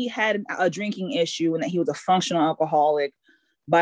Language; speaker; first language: English; native; English